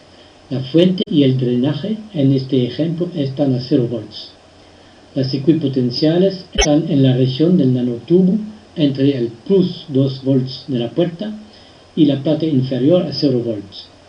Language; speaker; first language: Spanish; non-native, fluent; French